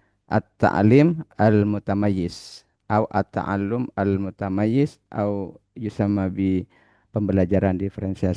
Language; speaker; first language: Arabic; non-native, learner; Indonesian